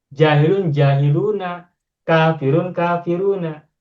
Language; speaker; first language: Arabic; non-native, fluent; Indonesian